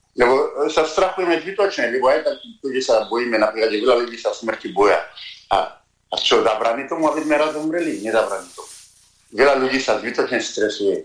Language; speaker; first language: Slovak; non-native, fluent; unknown